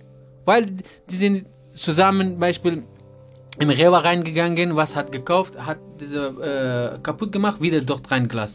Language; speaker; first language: German; non-native, learner; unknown